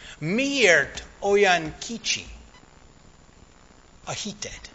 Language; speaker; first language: Hungarian; non-native, fluent; English